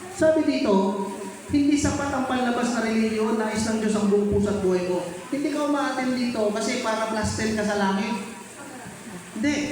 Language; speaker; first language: Filipino; native; Filipino